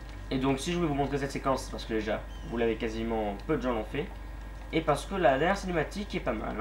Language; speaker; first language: French; native; French